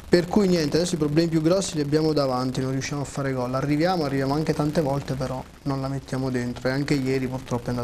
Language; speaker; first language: Italian; native; Italian